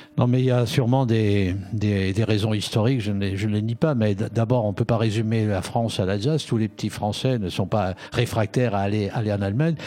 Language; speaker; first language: French; native; French